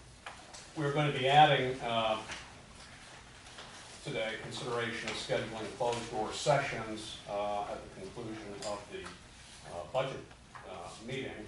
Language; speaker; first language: English; native; English